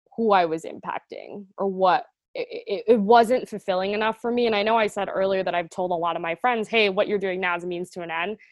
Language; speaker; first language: English; native; English